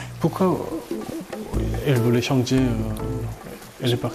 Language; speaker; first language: French; non-native, learner; Korean